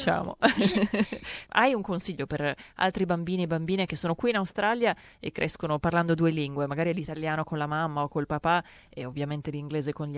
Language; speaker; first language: Italian; native; Italian